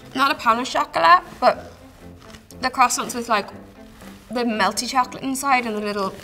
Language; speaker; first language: English; native; English